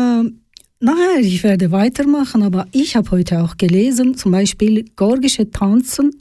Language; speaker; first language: German; non-native, learner; Georgian